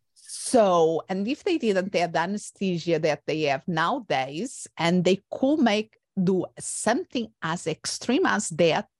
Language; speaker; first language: English; non-native, fluent; Portuguese